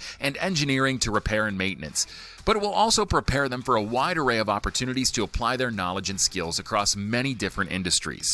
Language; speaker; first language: English; native; English